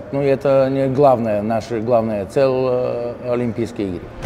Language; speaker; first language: Russian; non-native, learner; Bulgarian